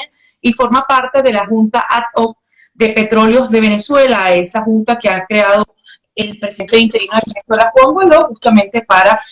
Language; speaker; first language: Spanish; native; Spanish